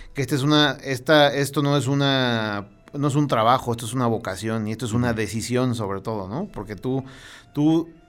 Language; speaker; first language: Spanish; native; Spanish